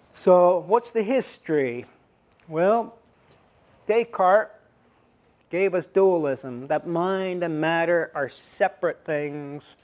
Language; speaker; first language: English; non-native, fluent; Estonian